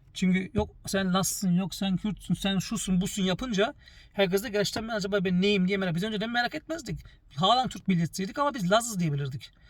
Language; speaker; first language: Turkish; early bilingual, heritage; Turkish